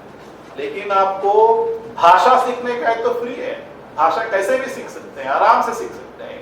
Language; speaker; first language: Hindi; non-native, local second language; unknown